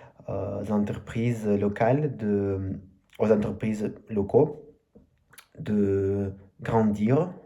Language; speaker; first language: French; non-native, learner; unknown